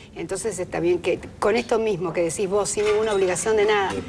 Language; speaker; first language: Spanish; native; Spanish